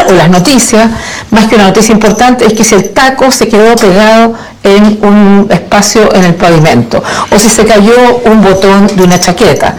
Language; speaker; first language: Spanish; native; Spanish